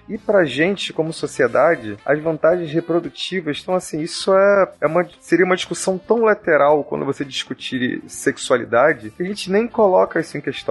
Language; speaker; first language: Portuguese; native; Portuguese